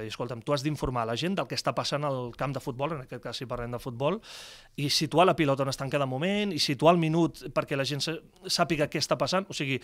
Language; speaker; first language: Catalan; native; Catalan